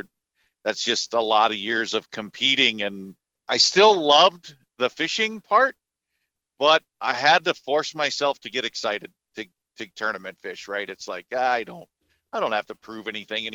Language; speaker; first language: English; native; English